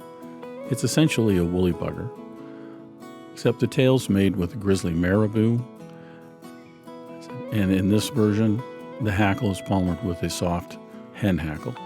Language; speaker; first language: English; native; English